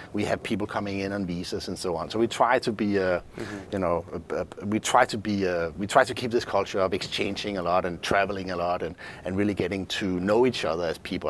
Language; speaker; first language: English; non-native, fluent; Danish